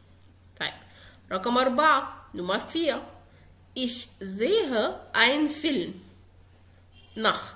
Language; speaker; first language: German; non-native, fluent; Arabic